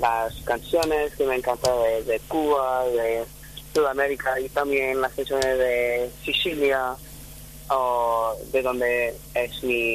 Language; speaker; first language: Spanish; non-native, fluent; English